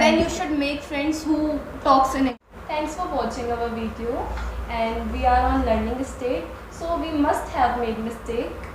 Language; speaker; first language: English; non-native, learner; Hindi